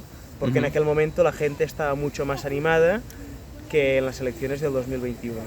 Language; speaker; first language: Spanish; non-native, local second language; Catalan